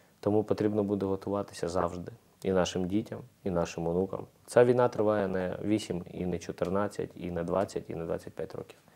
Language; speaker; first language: Ukrainian; non-native, local second language; Russian